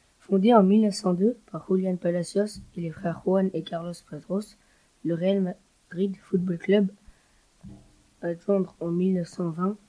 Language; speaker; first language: French; non-native, learner; German